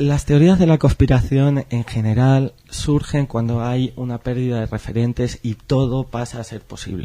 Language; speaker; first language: Spanish; native; Spanish